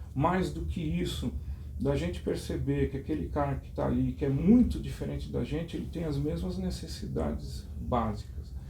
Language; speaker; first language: Portuguese; native; Portuguese